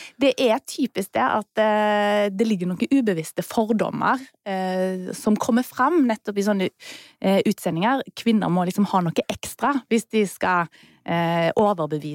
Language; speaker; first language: Norwegian; native; Norwegian